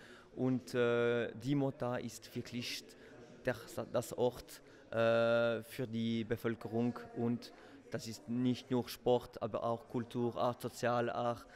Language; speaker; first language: German; non-native, learner; French